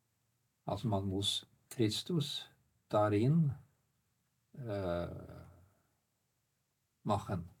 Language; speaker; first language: German; non-native, fluent; Norwegian